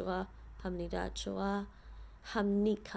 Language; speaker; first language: Korean; non-native, learner; English